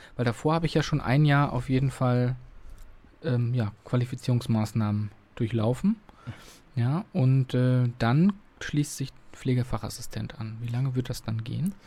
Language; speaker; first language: German; native; German